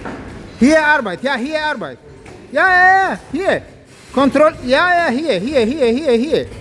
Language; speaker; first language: German; non-native, learner; Tajik